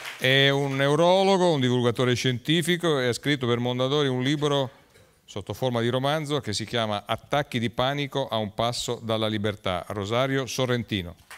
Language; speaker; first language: Italian; native; Italian